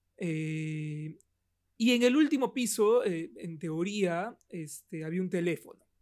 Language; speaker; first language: Spanish; native; Spanish